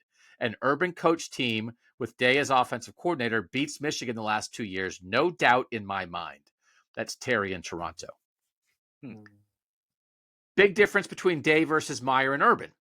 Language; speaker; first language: English; native; English